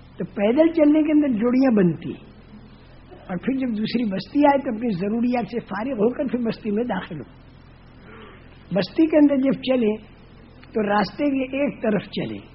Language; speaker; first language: Urdu; non-native, local second language; Gujarati